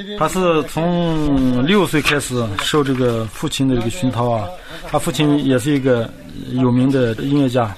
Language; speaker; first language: Chinese; non-native, local second language; Kazakh